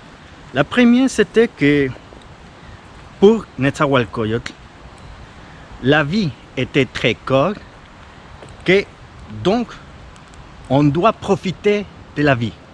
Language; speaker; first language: French; non-native, fluent; Spanish